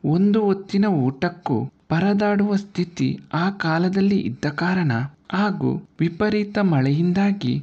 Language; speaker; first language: Kannada; non-native, local second language; Tulu